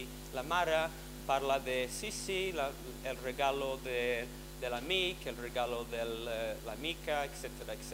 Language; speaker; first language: Catalan; non-native, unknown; English